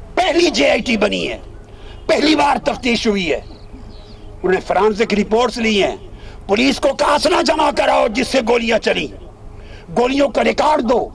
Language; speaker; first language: Urdu; non-native, local second language; Punjabi